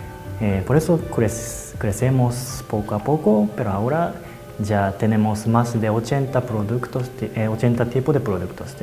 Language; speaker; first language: Spanish; non-native, learner; Japanese